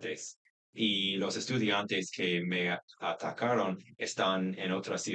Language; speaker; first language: Spanish; non-native, fluent; English